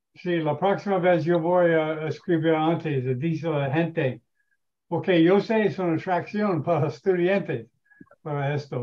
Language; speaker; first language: Spanish; non-native, learner; English